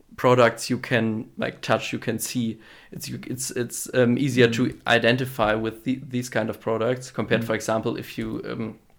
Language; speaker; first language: English; non-native, fluent; German